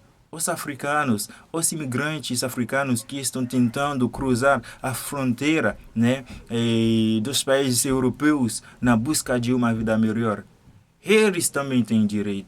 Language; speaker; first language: Portuguese; non-native, fluent; Haitian Creole